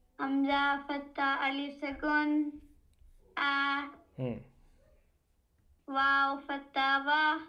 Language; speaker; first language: Arabic; non-native, learner; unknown